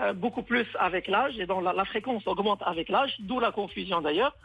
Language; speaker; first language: French; non-native, local second language; Arabic